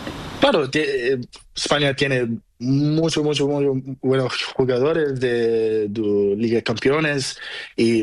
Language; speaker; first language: Spanish; non-native, learner; Portuguese